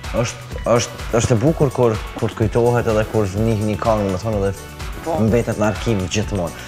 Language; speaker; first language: Albanian; native; Albanian